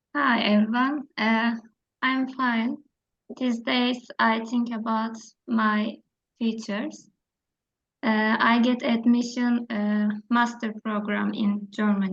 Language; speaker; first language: English; non-native, learner; Turkish